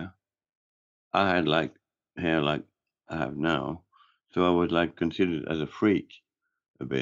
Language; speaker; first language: English; non-native, fluent; French